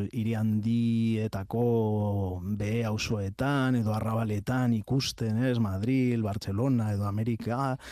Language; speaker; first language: Basque; non-native, local second language; Spanish